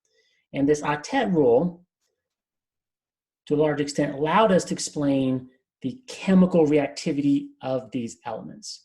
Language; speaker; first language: English; native; English